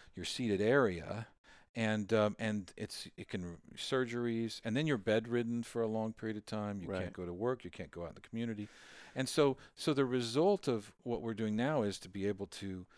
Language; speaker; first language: English; native; English